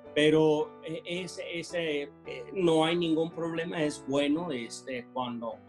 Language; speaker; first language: Spanish; non-native, fluent; English